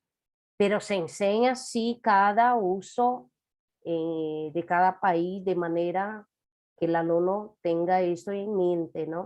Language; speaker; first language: Spanish; non-native, fluent; Portuguese